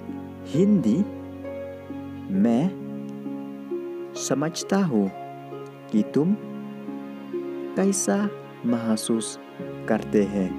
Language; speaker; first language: Hindi; non-native, local second language; Khasi